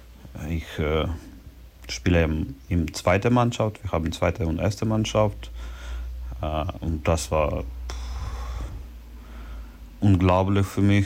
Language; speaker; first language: German; non-native, learner; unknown